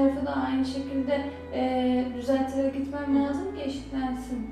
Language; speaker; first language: Turkish; native; Turkish